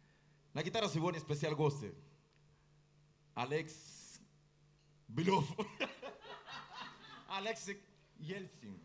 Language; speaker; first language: Russian; non-native, learner; Spanish